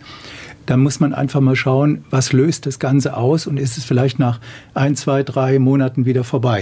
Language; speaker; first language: German; native; German